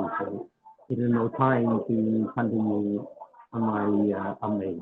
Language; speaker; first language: English; non-native, learner; Khmer